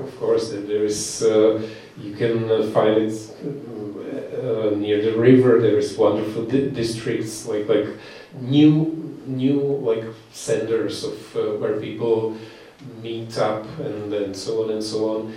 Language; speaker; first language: English; non-native, fluent; Czech